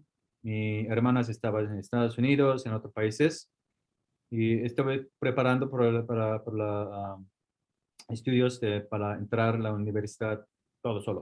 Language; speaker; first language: Spanish; non-native, fluent; Korean